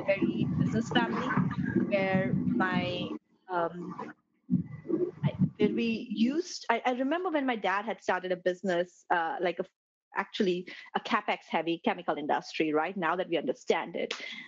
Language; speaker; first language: English; non-native, local second language; Gujarati